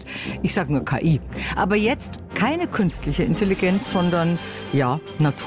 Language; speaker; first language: German; native; German